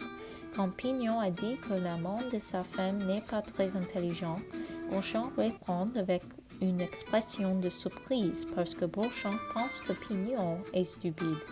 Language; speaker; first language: French; non-native, learner; English